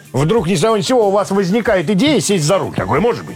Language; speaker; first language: Russian; native; Russian